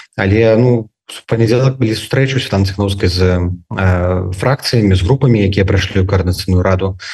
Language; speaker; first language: Belarusian; native; Belarusian